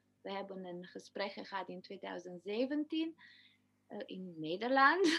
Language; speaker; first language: Dutch; non-native, fluent; Romanian